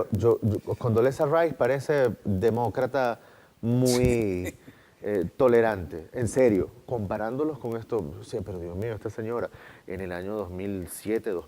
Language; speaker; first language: Spanish; native; Spanish